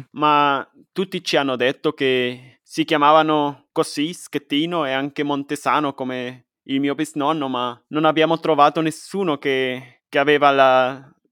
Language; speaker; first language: Italian; non-native, fluent; Spanish